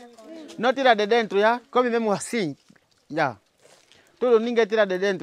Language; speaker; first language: Portuguese; non-native, learner; Vietnamese